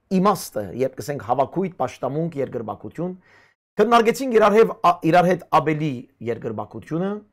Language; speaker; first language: Armenian; native; Armenian